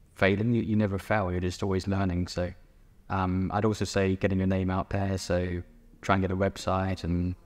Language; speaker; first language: English; native; English